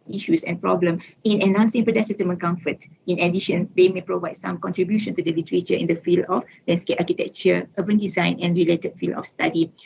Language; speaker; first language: English; non-native, local second language; Malay